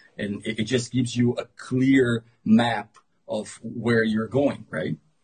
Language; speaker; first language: English; non-native, fluent; Portuguese